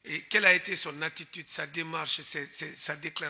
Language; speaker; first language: French; native; French